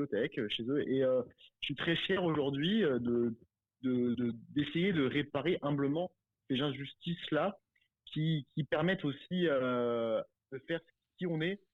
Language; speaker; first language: French; native; French